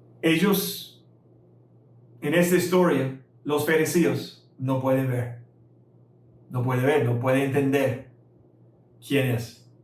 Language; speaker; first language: Spanish; non-native, fluent; English